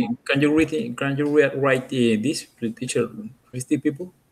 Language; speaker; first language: English; non-native, learner; Spanish